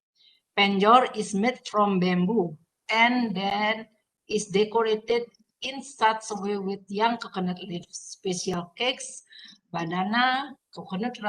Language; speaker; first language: English; non-native, fluent; Indonesian